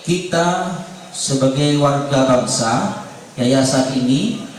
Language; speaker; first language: Indonesian; native; Indonesian